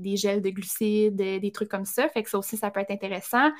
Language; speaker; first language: French; native; French